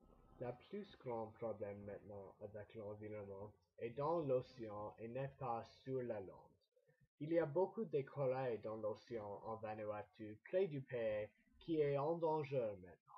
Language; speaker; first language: French; non-native, learner; English